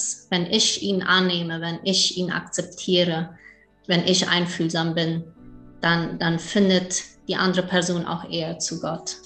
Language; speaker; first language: German; early bilingual, heritage; German